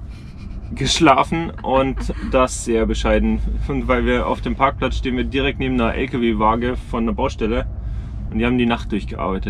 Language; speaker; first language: German; native; German